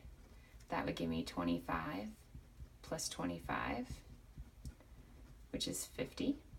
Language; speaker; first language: English; native; English